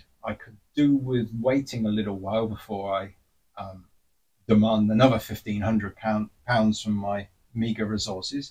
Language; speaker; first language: English; native; English